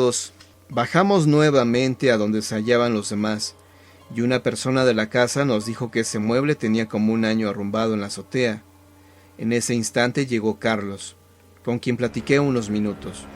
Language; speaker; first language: Spanish; native; Spanish